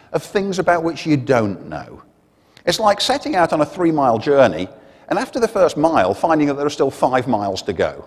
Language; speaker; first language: English; native; English